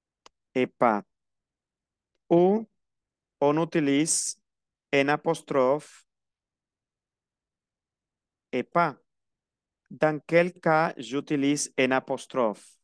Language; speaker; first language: French; non-native, fluent; Spanish